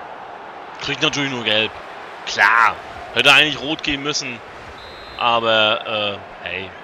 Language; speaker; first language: German; native; German